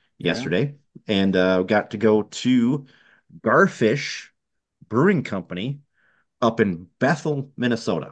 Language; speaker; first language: English; native; English